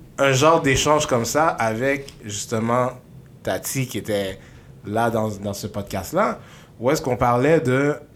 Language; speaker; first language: French; native; French